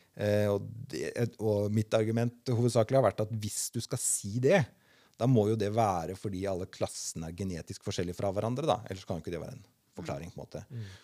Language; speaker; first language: Norwegian; native; Norwegian